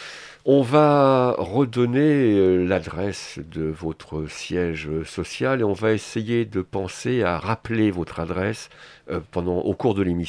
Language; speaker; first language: French; native; French